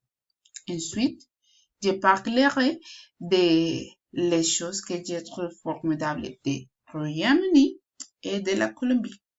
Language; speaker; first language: French; non-native, learner; Spanish